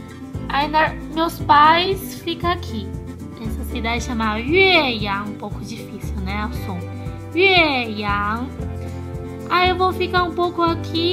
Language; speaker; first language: Portuguese; non-native, fluent; Chinese